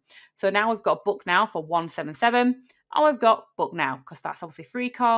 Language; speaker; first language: English; native; English